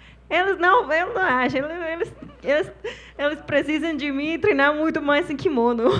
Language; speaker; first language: Portuguese; non-native, fluent; Spanish